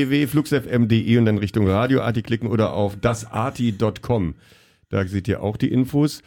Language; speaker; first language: German; native; German